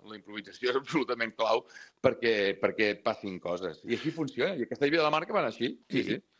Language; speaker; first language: Catalan; native; Catalan